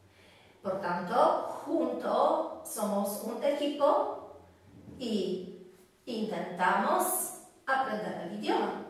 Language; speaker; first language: Spanish; non-native, fluent; Polish